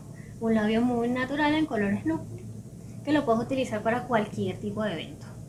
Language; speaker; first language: Spanish; native; Spanish